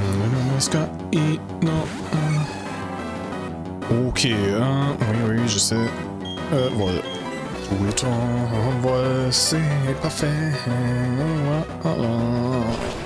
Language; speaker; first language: French; non-native, learner; German